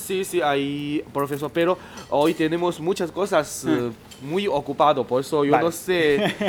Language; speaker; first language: Spanish; non-native, learner; Chinese